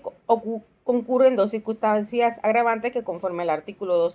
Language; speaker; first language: Spanish; native; Spanish